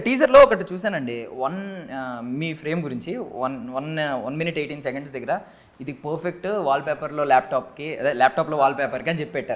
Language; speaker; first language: Telugu; native; Telugu